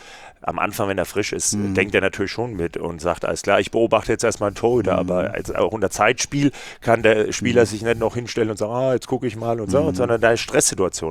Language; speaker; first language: German; native; German